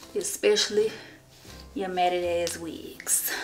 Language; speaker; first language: English; native; English